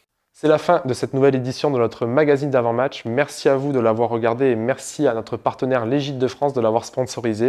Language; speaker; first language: French; native; French